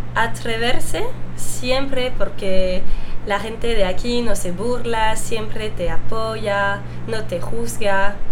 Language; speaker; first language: Spanish; non-native, fluent; French